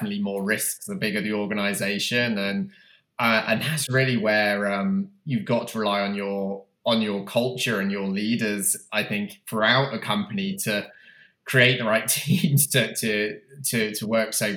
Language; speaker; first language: English; native; English